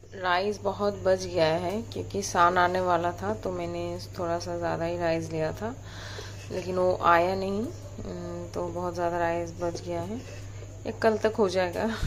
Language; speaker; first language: Hindi; non-native, local second language; Bangla